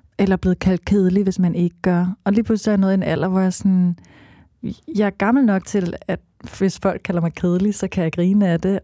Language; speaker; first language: Danish; native; Danish